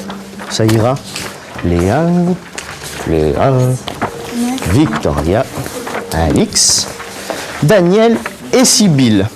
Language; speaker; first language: French; native; French